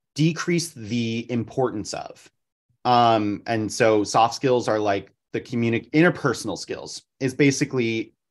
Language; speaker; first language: English; native; English